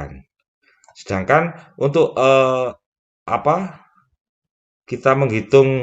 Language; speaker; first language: Indonesian; native; Indonesian